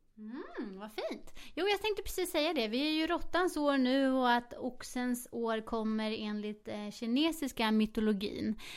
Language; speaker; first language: Swedish; native; Swedish